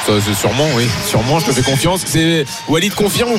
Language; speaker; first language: French; native; French